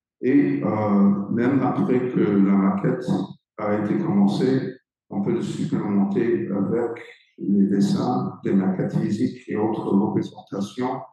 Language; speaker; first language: French; non-native, fluent; English